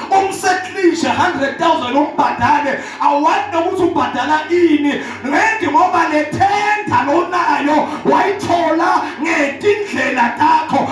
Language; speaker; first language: Zulu; non-native, local second language; Swati